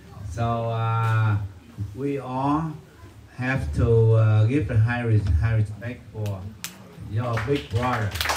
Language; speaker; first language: English; non-native, learner; Vietnamese